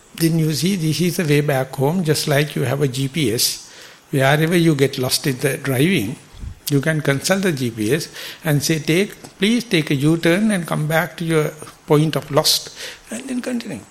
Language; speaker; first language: English; non-native, local second language; Sinhala